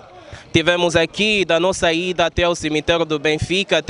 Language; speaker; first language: Portuguese; native; Portuguese